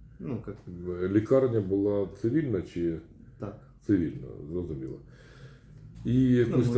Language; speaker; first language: Ukrainian; native; Ukrainian